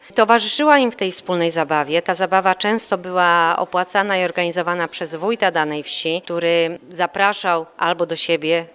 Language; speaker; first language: Polish; native; Polish